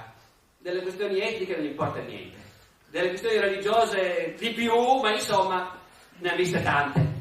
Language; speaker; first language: Italian; native; Italian